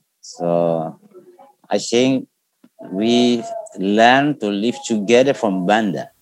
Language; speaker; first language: English; non-native, learner; Indonesian